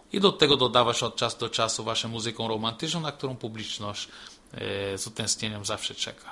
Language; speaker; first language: Polish; non-native, fluent; Portuguese